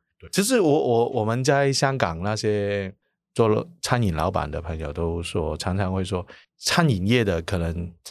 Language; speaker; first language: Chinese; non-native, local second language; Cantonese